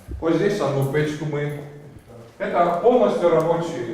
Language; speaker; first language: Russian; non-native, fluent; Estonian